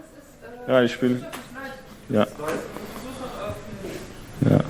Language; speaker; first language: German; non-native, learner; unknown